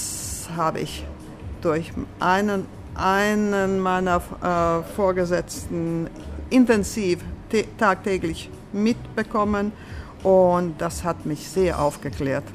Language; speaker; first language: German; early bilingual, other home language; Latvian